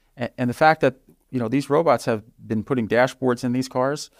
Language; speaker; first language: English; native; English